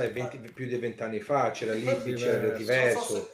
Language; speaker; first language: Italian; early bilingual, heritage; Italian